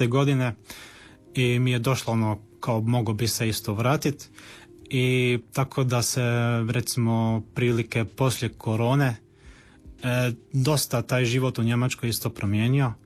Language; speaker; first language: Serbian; early bilingual, heritage; Croatian